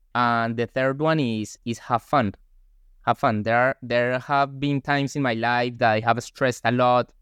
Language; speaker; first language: English; non-native, fluent; Spanish